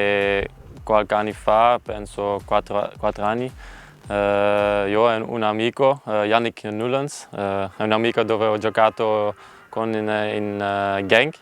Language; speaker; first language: Italian; non-native, learner; Dutch